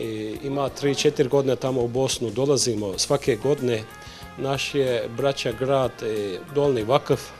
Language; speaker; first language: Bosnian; early bilingual, heritage; Bosnian